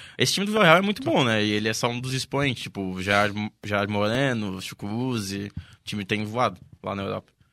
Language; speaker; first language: Portuguese; native; Portuguese